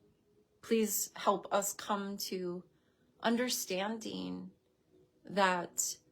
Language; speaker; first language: English; native; English